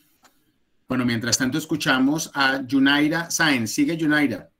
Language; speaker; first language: Spanish; native; Spanish